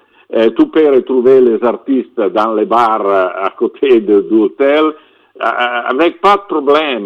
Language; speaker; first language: French; non-native, fluent; Italian